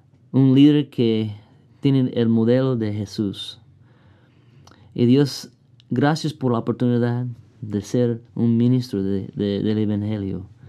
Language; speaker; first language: Spanish; non-native, fluent; English